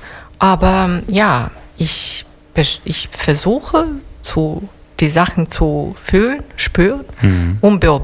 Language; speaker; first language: German; non-native, fluent; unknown